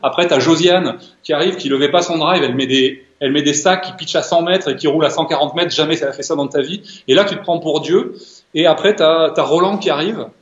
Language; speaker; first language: French; native; French